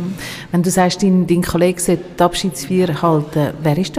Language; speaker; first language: German; native; German